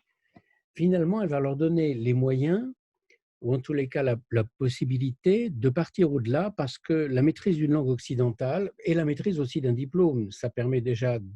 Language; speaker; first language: French; native; French